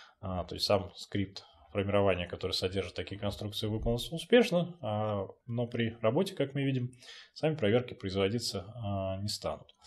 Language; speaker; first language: Russian; native; Russian